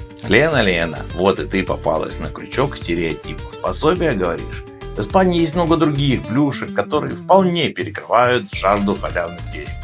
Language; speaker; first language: Russian; native; Russian